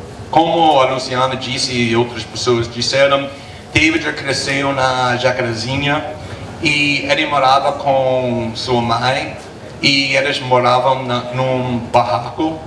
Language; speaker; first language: Portuguese; non-native, fluent; English